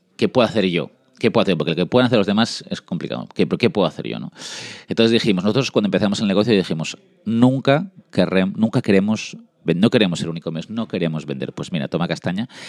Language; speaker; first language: Spanish; early bilingual, other home language; French